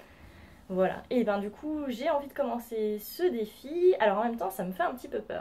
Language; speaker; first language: French; native; French